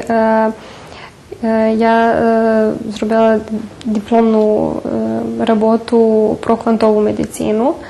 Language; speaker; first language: Ukrainian; early bilingual, heritage; Ukrainian